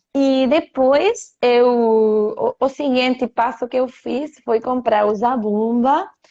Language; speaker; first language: Portuguese; non-native, fluent; Spanish